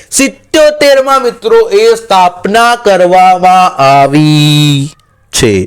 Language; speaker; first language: Gujarati; non-native, local second language; Marathi